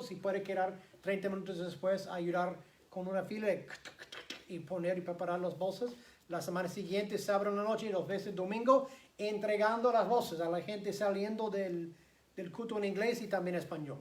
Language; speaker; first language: Spanish; non-native, fluent; English